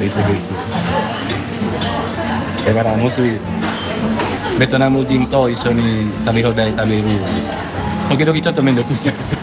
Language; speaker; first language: Japanese; non-native, learner; Indonesian